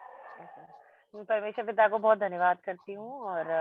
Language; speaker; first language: Hindi; native; Hindi